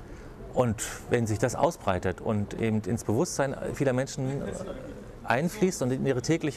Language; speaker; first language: German; native; German